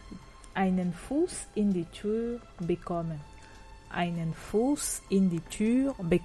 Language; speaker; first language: German; non-native, learner; French